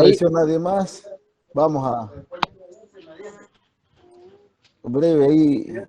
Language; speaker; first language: Spanish; native; Spanish